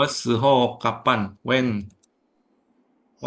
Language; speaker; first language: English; non-native, fluent; Indonesian